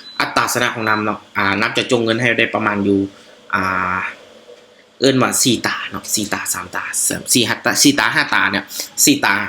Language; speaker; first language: Thai; non-native, local second language; Northeastern Thai